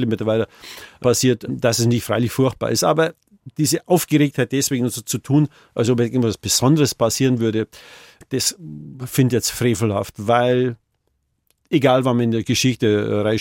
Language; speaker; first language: German; native; German